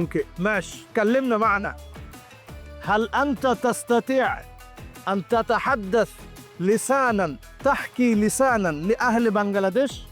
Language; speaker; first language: Arabic; non-native, fluent; Bangla